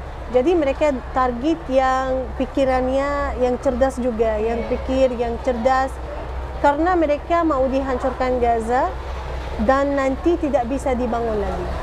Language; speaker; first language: Indonesian; non-native, fluent; Arabic